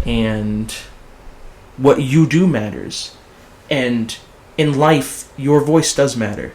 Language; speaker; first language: English; native; English